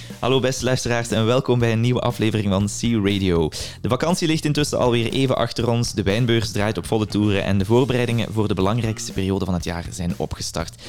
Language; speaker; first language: Dutch; native; Dutch